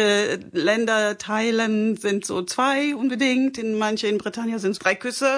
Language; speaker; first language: German; non-native, fluent; French